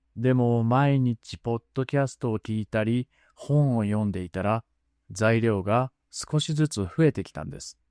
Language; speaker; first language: Japanese; native; Japanese